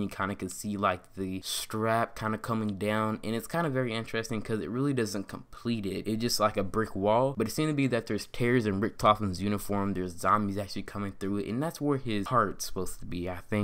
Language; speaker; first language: English; native; English